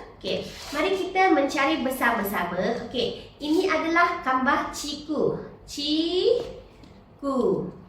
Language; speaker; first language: Malay; non-native, local second language; Chinese